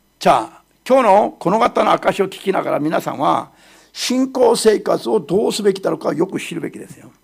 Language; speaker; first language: Japanese; non-native, fluent; Korean